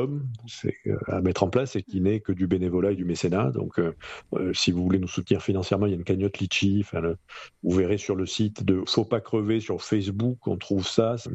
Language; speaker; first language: French; native; French